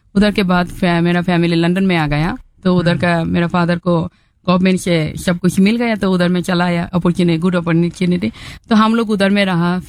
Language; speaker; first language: Hindi; non-native, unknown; Bangla